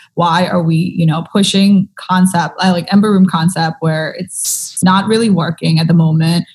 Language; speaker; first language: English; early bilingual, other home language; Thai